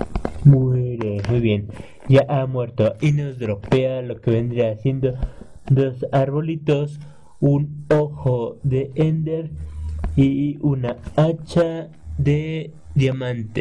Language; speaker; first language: Spanish; native; Spanish